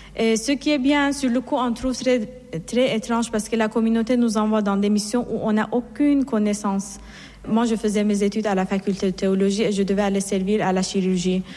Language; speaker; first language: French; non-native, fluent; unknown